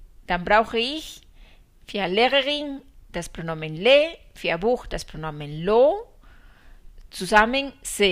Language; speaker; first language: German; non-native, fluent; Spanish